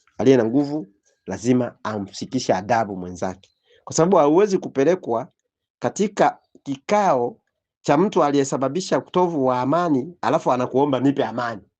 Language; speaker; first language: Swahili; native; Swahili